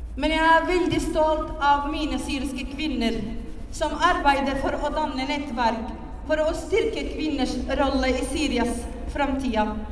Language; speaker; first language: Norwegian; non-native, fluent; Arabic